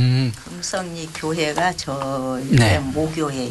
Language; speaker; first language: Korean; native; Korean